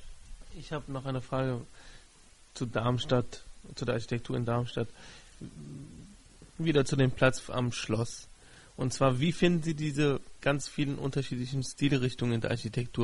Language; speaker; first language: German; non-native, fluent; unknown